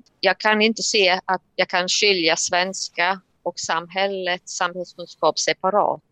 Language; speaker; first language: Swedish; non-native, fluent; Latvian